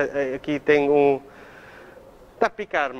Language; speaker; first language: Portuguese; non-native, learner; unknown